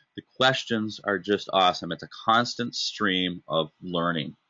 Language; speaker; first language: English; native; English